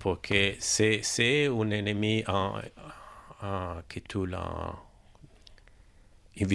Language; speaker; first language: French; non-native, learner; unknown